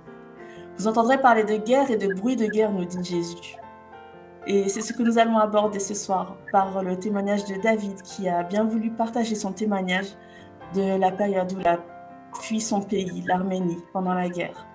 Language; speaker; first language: French; native; French